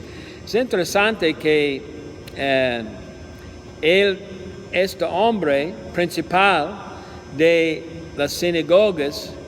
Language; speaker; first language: Spanish; non-native, learner; English